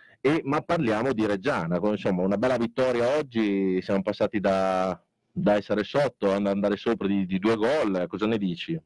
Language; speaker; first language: Italian; native; Italian